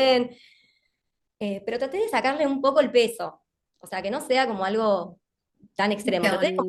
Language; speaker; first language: Spanish; native; Spanish